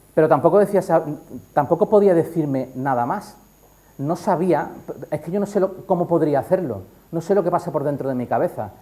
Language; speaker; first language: Spanish; native; Spanish